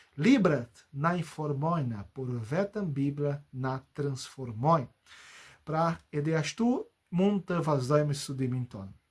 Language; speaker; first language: Albanian; non-native, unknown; Portuguese